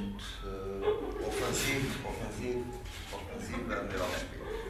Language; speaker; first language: German; non-native, learner; Croatian